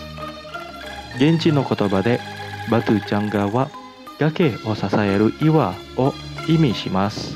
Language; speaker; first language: Japanese; non-native, fluent; Indonesian